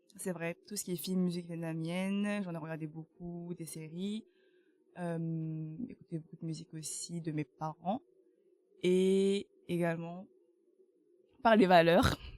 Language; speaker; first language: French; early bilingual, other home language; Vietnamese